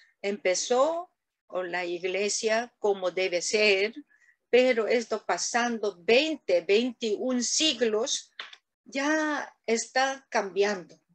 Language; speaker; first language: Spanish; non-native, learner; Korean